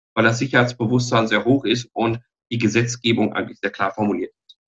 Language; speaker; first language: German; native; German